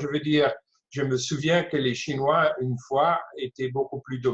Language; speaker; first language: French; non-native, fluent; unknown